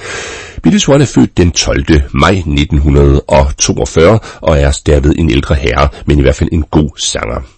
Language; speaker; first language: Danish; native; Danish